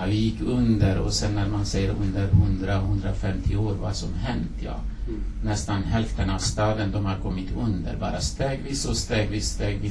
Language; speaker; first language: Swedish; non-native, fluent; Kurdish